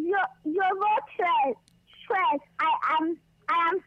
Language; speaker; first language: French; non-native, learner; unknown